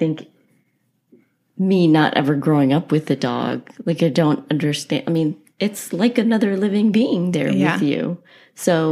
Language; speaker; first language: English; native; English